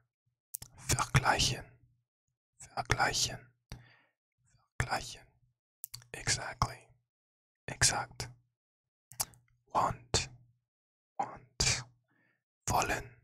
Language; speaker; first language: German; non-native, learner; English